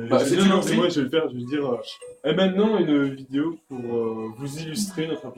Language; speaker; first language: French; native; French